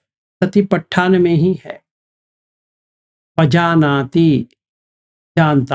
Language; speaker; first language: Hindi; native; Hindi